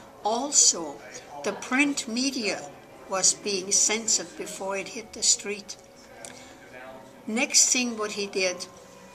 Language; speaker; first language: English; non-native, fluent; German